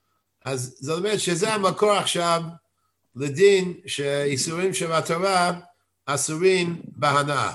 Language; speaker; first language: Hebrew; non-native, fluent; English